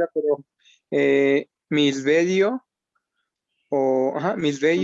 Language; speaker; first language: Italian; non-native, learner; Spanish